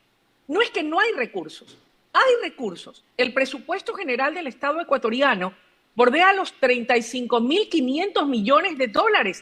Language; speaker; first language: Spanish; native; Spanish